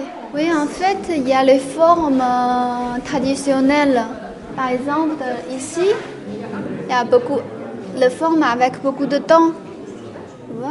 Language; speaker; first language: French; non-native, fluent; Chinese